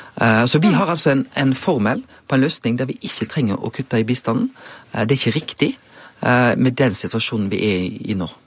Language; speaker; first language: Norwegian; native; Norwegian